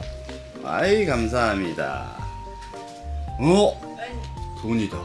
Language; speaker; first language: Korean; native; Korean